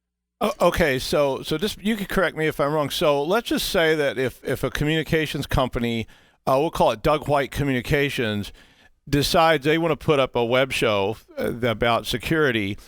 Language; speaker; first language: English; native; English